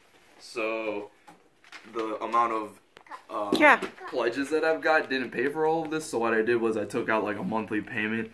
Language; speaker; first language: English; native; English